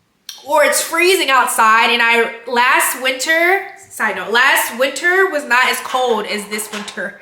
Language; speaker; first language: English; native; English